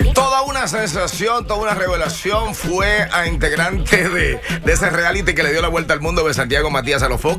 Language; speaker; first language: Spanish; native; Spanish